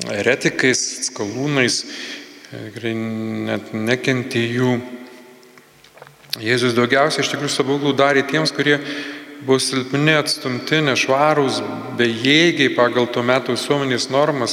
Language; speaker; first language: Lithuanian; native; Lithuanian